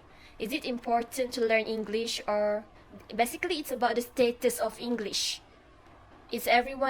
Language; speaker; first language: English; non-native, fluent; Malay